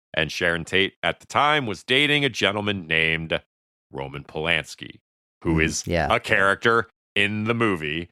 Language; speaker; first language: English; native; English